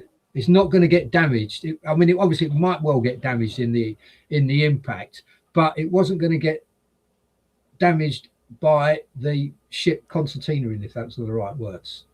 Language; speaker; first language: English; native; English